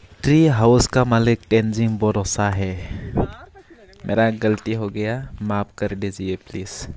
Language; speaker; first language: Hindi; non-native, local second language; Bodo